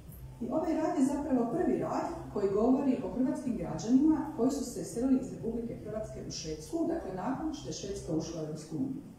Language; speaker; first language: Croatian; native; Croatian